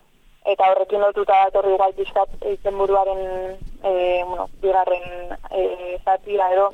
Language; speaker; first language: Basque; native; Basque